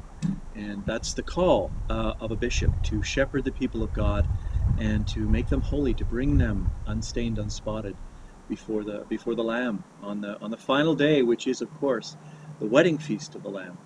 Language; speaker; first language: English; native; English